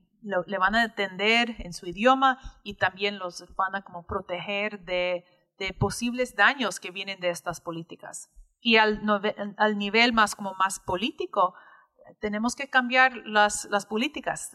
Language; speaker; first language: Spanish; early bilingual, heritage; English